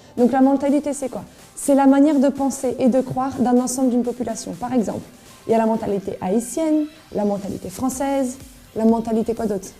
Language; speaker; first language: French; native; French